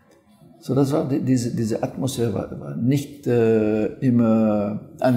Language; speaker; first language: German; non-native, fluent; French